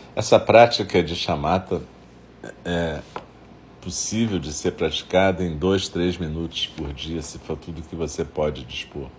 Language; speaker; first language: Portuguese; native; Portuguese